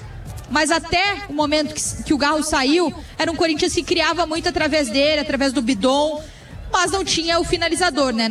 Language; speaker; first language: Portuguese; native; Portuguese